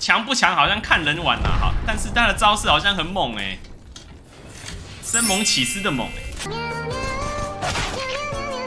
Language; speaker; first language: Chinese; native; Chinese